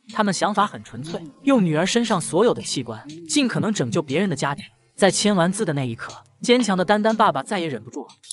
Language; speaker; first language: Chinese; native; Chinese